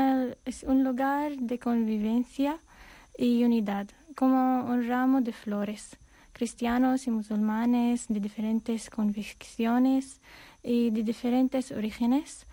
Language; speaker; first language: Spanish; non-native, fluent; Armenian